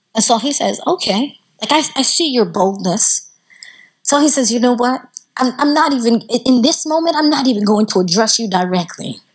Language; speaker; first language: English; native; English